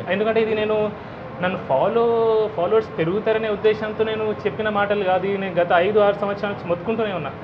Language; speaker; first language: Telugu; non-native, fluent; Hindi